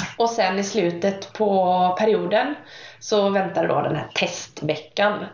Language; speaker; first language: Swedish; native; Swedish